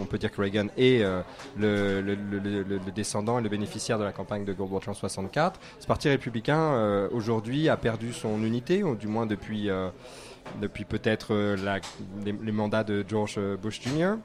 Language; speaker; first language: French; native; French